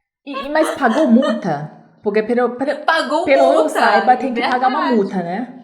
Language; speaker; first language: Portuguese; non-native, learner; Chinese